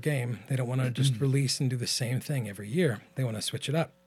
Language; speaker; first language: English; native; English